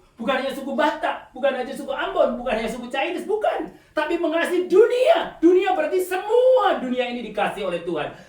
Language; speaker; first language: Indonesian; native; Indonesian